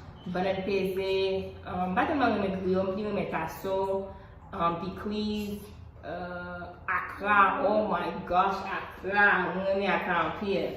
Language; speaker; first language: Haitian Creole; early bilingual, heritage; Haitian Creole